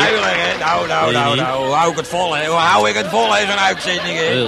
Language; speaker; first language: Dutch; native; Dutch